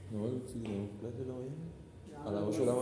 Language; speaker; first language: Spanish; native; Spanish